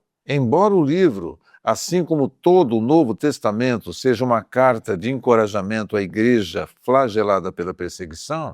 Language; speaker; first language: Portuguese; native; Portuguese